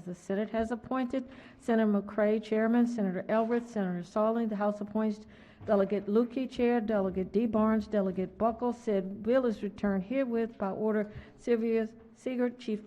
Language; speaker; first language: English; native; English